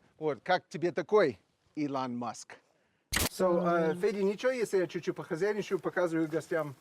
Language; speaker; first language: Russian; non-native, fluent; English